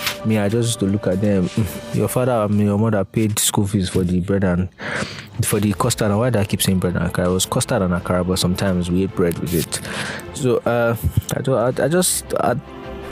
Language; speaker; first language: English; non-native, local second language; Yoruba